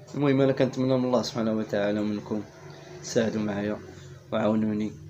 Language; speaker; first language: Arabic; native; Arabic